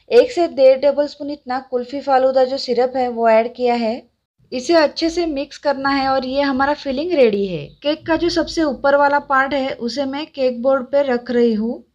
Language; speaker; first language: Hindi; non-native, local second language; Marathi